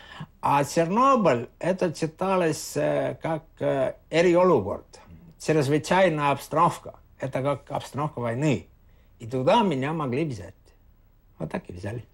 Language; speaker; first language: Russian; native; Russian